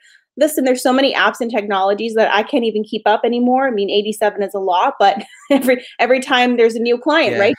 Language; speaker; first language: English; native; English